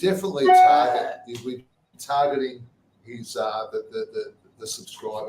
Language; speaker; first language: English; native; English